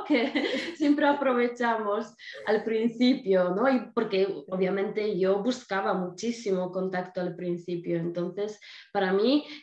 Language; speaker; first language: Spanish; non-native, fluent; Polish